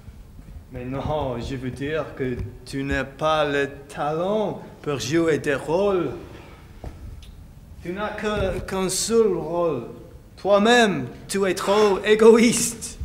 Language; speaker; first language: French; non-native, learner; Finnish